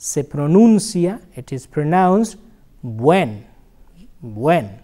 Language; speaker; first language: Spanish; non-native, fluent; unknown